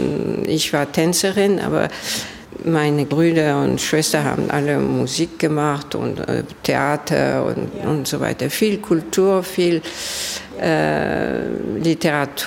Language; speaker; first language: German; early bilingual, heritage; German